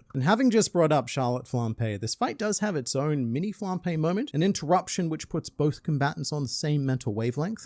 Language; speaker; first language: English; native; English